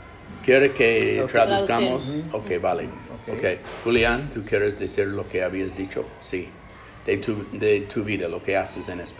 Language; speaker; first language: Spanish; non-native, fluent; English